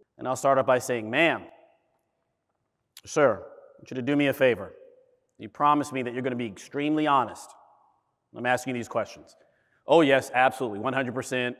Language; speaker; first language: English; early bilingual, other home language; German